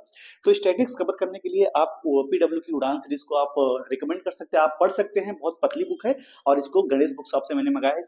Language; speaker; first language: Hindi; native; Hindi